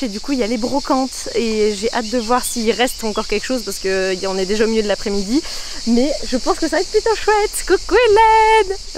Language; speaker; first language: French; native; French